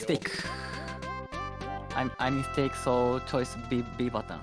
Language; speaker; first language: English; non-native, learner; Japanese